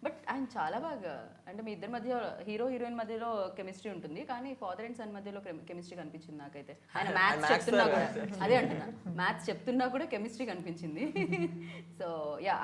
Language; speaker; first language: Telugu; native; Telugu